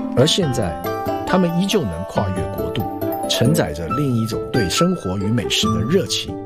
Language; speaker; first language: Chinese; native; Chinese